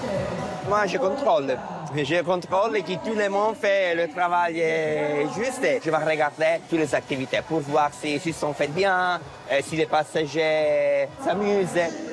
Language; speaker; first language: French; non-native, learner; Italian